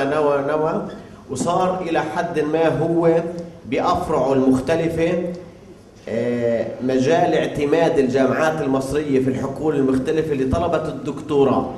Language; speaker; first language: Arabic; native; Arabic